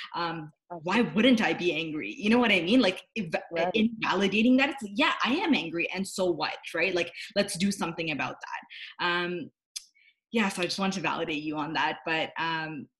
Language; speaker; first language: English; native; English